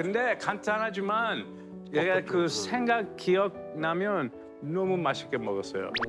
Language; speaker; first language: Korean; early bilingual, heritage; English